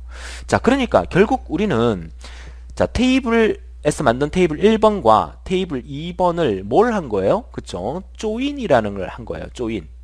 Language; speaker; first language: Korean; native; Korean